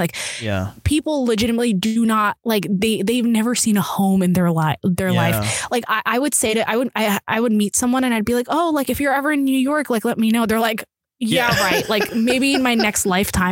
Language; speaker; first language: English; early bilingual, other home language; Urdu